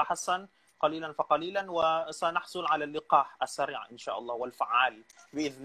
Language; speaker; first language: Arabic; non-native, fluent; Indonesian